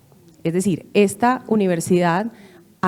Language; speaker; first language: Spanish; native; Spanish